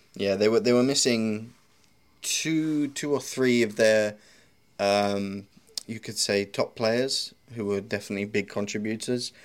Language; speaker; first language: English; native; English